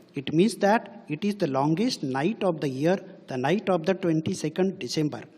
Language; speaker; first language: English; non-native, local second language; Marathi